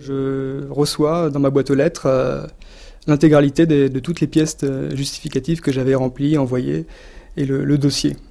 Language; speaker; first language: French; native; French